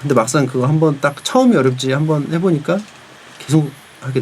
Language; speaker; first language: Korean; native; Korean